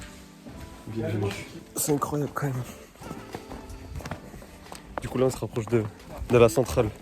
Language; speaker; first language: French; native; French